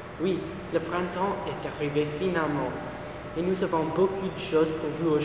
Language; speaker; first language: French; non-native, learner; English